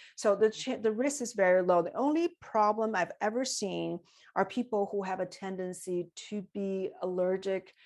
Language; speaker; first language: English; non-native, fluent; Chinese